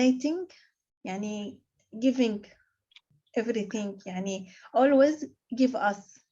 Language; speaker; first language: English; non-native, learner; Arabic